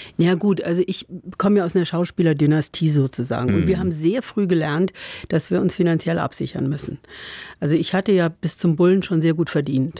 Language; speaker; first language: German; native; German